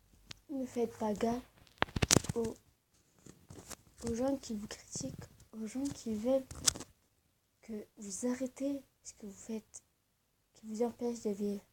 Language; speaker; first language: French; early bilingual, other home language; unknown